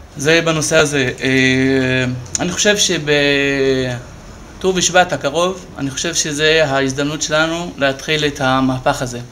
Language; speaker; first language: Hebrew; non-native, local second language; Arabic